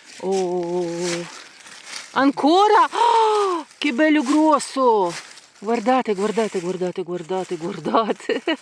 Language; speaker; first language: Italian; non-native, learner; Ukrainian